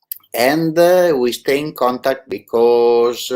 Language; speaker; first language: English; non-native, learner; Italian